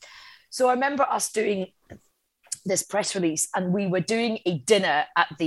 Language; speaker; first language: English; native; English